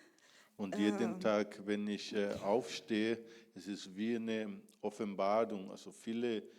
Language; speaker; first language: German; non-native, fluent; Portuguese